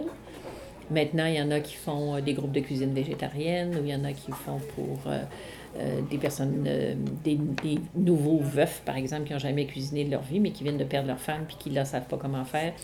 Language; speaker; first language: French; native; French